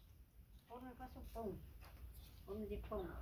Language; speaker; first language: Portuguese; native; Portuguese